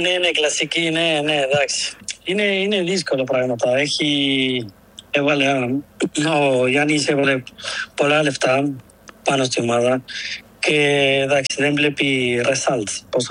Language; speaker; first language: Greek; non-native, learner; Spanish